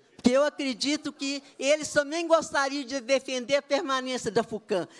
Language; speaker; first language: Portuguese; native; Portuguese